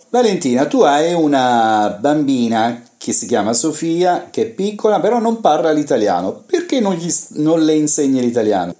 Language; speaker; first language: Italian; native; Italian